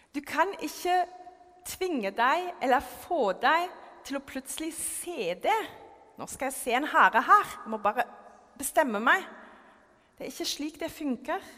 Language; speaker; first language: Norwegian; non-native, fluent; German